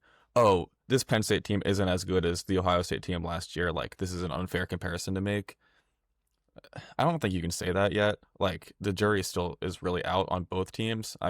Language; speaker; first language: English; native; English